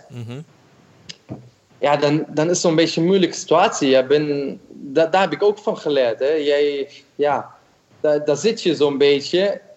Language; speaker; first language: Dutch; non-native, fluent; German